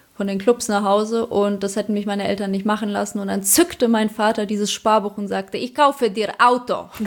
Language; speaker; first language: German; early bilingual, other home language; Polish